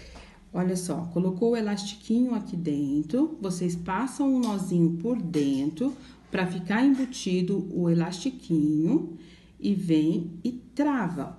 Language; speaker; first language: Portuguese; native; Portuguese